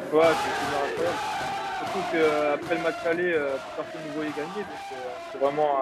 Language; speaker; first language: French; native; French